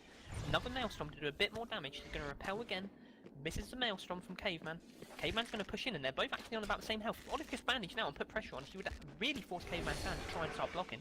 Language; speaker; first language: English; native; English